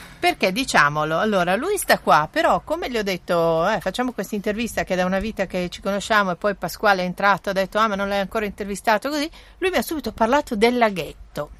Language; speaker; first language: Italian; native; Italian